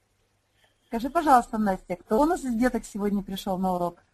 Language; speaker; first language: Russian; native; Russian